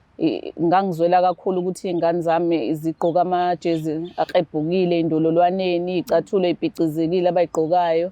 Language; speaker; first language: Zulu; native; Zulu